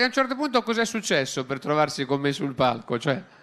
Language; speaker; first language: Italian; native; Italian